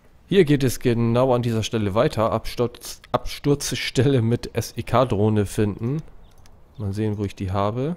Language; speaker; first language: German; native; German